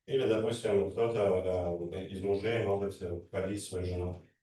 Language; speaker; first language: Russian; native; Russian